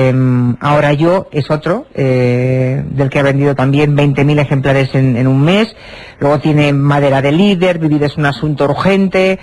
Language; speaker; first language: Spanish; native; Spanish